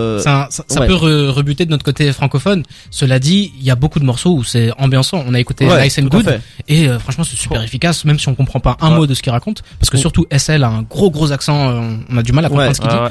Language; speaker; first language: French; native; French